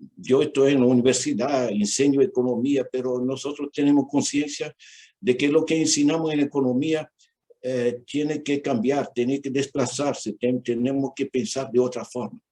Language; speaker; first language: Spanish; non-native, fluent; Portuguese